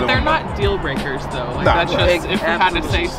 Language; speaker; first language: English; native; English